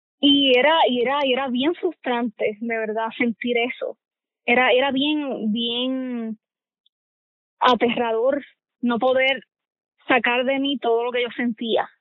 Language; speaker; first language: Spanish; native; Spanish